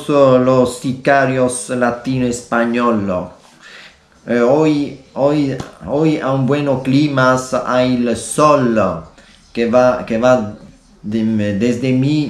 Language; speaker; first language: Spanish; non-native, learner; Italian